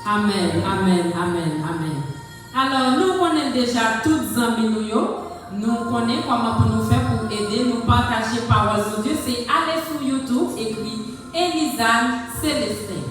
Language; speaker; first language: French; non-native, local second language; Haitian Creole